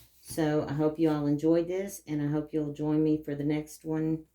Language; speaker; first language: English; native; English